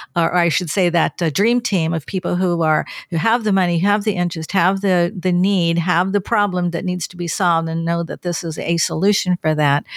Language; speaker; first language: English; native; English